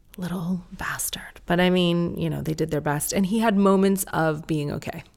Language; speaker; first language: English; native; English